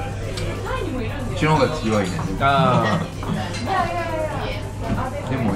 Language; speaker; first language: Japanese; non-native, fluent; Portuguese